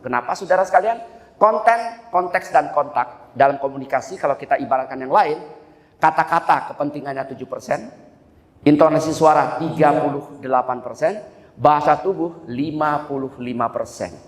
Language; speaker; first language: Indonesian; native; Indonesian